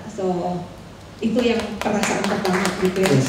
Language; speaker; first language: Indonesian; native; Indonesian